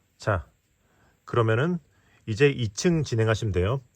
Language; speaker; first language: Korean; native; Korean